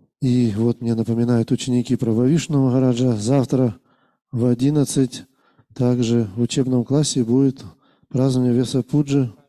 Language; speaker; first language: Russian; native; Russian